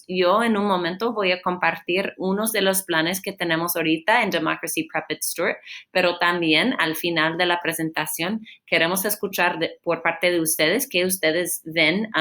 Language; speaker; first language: Spanish; non-native, fluent; English